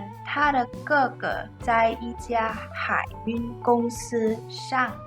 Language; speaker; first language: Chinese; non-native, learner; English